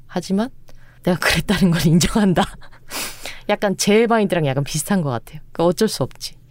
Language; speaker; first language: Korean; native; Korean